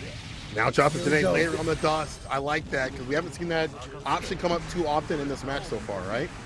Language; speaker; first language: English; native; English